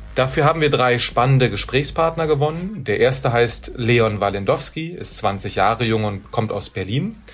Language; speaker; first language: German; native; German